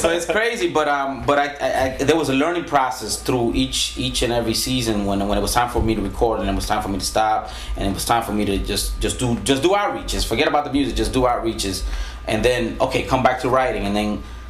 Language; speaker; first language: English; early bilingual, other home language; Spanish